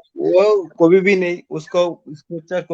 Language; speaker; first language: Hindi; non-native, local second language; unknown